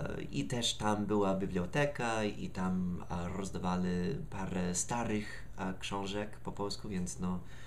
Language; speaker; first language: Polish; non-native, learner; English